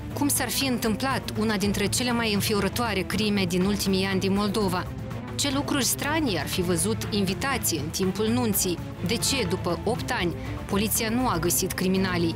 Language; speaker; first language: Romanian; native; Romanian